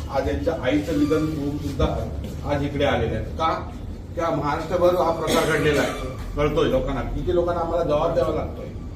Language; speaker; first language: Marathi; native; Marathi